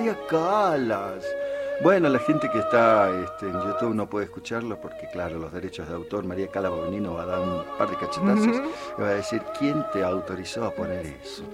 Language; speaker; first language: Spanish; native; Spanish